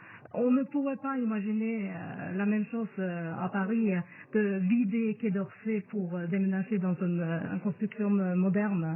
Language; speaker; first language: French; non-native, fluent; Norwegian